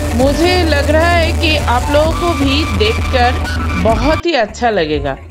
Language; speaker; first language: Hindi; non-native, local second language; Bangla